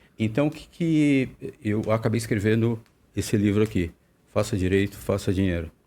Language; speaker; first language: Portuguese; native; Portuguese